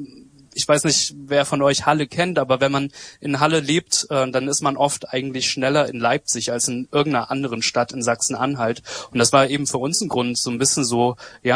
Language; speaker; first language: German; native; German